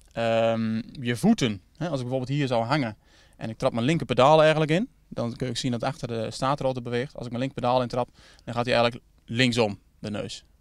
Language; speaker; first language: Dutch; native; Dutch